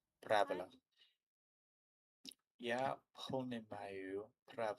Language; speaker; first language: Russian; non-native, learner; English